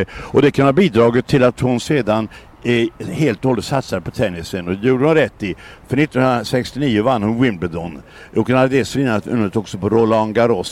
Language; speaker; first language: Swedish; native; Swedish